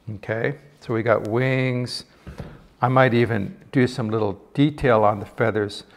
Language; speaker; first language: English; native; English